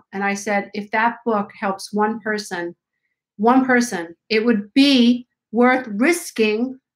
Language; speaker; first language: English; native; English